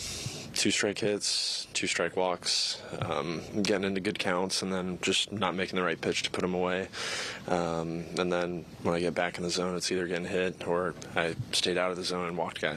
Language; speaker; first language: English; native; English